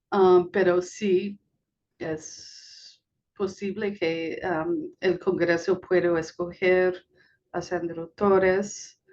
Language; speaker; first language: Spanish; non-native, fluent; English